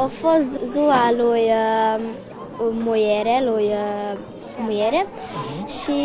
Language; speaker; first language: Romanian; non-native, local second language; Hungarian